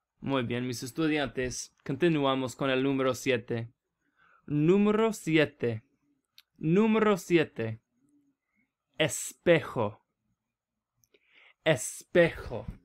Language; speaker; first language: Spanish; non-native, learner; English